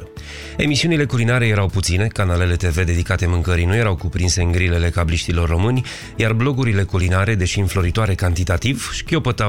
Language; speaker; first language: Romanian; native; Romanian